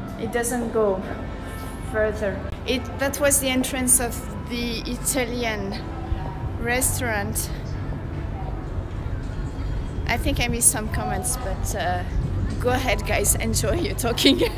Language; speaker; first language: English; non-native, fluent; French